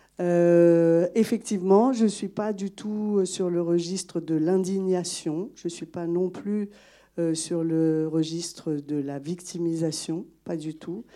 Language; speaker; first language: French; non-native, local second language; Malagasy